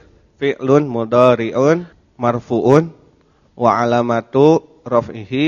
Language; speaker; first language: Arabic; non-native, learner; Indonesian